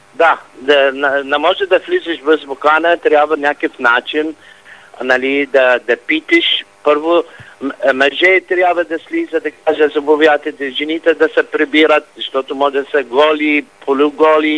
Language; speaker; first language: Bulgarian; non-native, fluent; Arabic